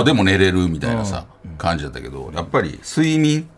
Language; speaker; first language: Japanese; native; Japanese